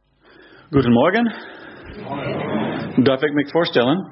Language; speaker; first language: German; non-native, fluent; English